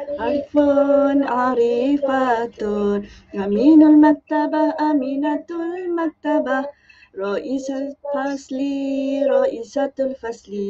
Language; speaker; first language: Arabic; non-native, fluent; Malay